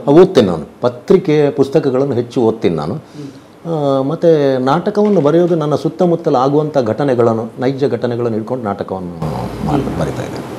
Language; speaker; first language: Kannada; non-native, local second language; Tulu